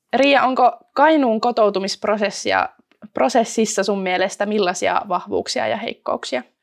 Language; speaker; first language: Finnish; native; Finnish